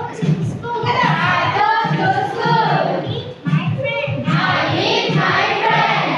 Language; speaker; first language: English; non-native, learner; Indonesian